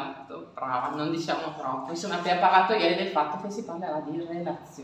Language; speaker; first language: Italian; native; Italian